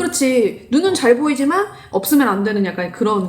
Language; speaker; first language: Korean; native; Korean